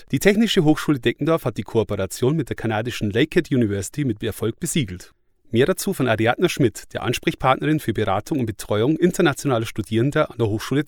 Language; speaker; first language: German; native; German